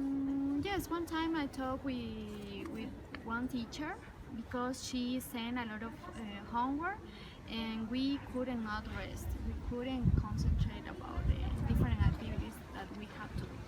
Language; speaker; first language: English; non-native, learner; Spanish